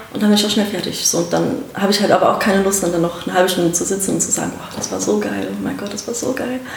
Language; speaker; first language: German; early bilingual, other home language; Russian